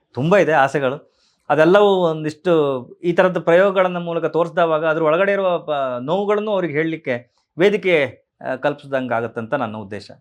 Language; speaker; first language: Kannada; native; Kannada